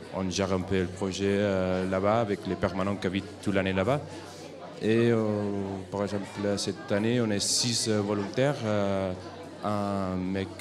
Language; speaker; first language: French; non-native, fluent; Catalan